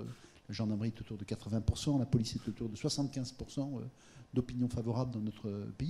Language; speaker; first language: French; native; French